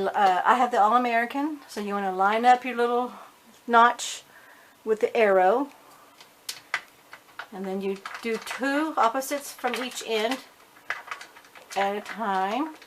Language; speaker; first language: English; native; English